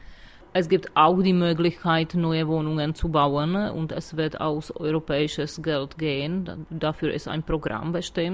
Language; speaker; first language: German; non-native, fluent; Czech